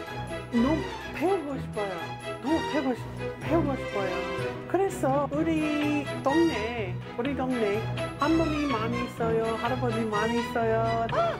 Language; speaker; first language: Korean; non-native, learner; English